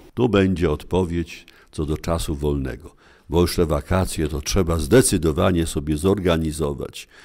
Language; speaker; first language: Polish; native; Polish